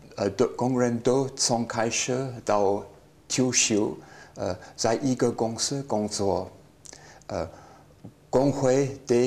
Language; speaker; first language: Chinese; non-native, learner; English